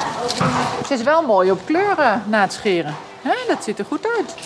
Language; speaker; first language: Dutch; native; Dutch